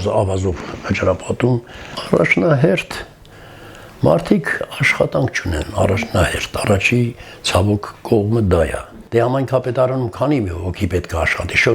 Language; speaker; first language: Armenian; non-native, local second language; Kurdish